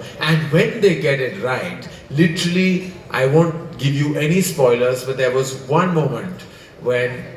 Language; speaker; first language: English; non-native, local second language; Hindi